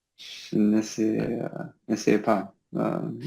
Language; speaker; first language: French; non-native, learner; English